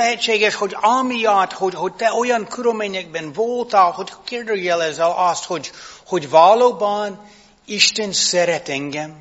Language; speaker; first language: Hungarian; non-native, fluent; English